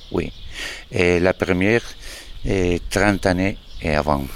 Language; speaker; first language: French; non-native, learner; Spanish